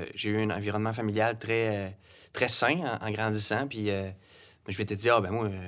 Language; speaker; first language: French; native; French